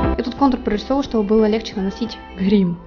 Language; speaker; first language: Russian; native; Russian